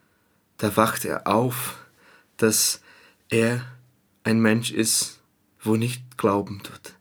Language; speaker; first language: German; non-native, fluent; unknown